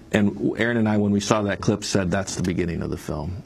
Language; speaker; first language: English; native; English